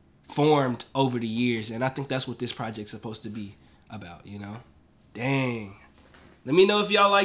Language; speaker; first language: English; native; English